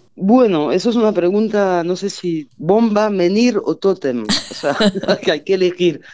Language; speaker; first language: Spanish; non-native, fluent; French